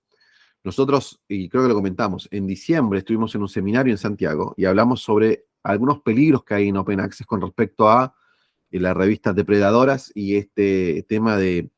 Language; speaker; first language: Spanish; native; Spanish